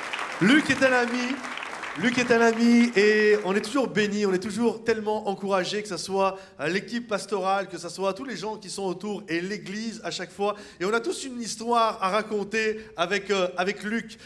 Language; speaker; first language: French; native; French